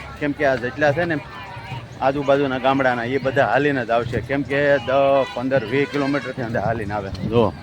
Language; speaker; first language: Gujarati; native; Gujarati